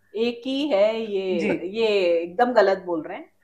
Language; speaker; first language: Hindi; native; Hindi